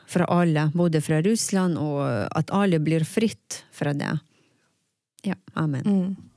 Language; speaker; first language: Norwegian; non-native, fluent; Ukrainian